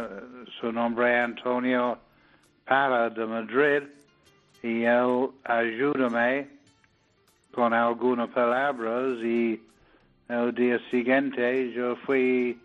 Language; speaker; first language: Spanish; non-native, learner; English